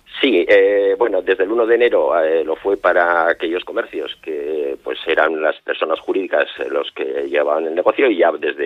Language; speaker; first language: Spanish; native; Spanish